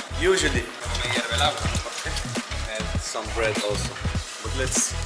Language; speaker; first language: English; non-native, learner; Portuguese